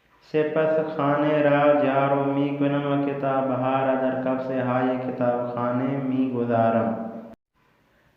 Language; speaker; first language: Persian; non-native, fluent; Urdu